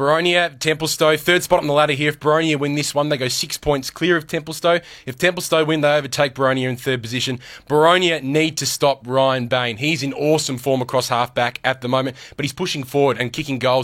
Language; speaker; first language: English; native; English